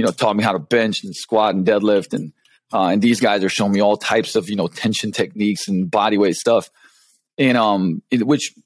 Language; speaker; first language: English; non-native, fluent; Slovenian